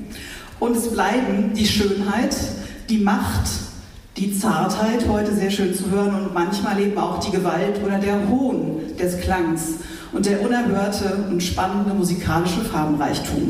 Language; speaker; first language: German; native; German